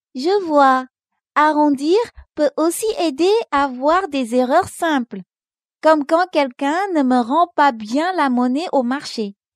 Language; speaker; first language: French; non-native, local second language; Wolof